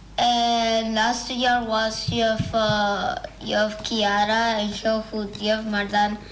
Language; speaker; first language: Dutch; early bilingual, other home language; Spanish